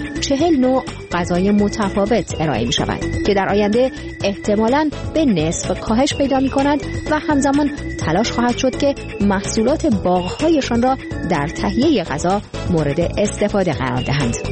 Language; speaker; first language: Persian; native; Persian